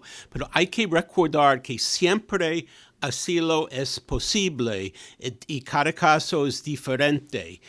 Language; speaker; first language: Spanish; non-native, fluent; English